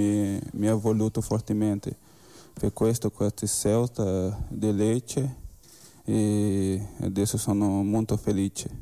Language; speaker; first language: Italian; non-native, fluent; Portuguese